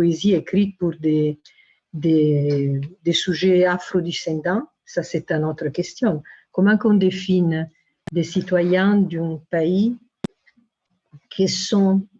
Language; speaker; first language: French; non-native, fluent; Italian